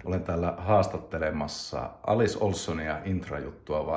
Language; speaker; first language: Finnish; native; Finnish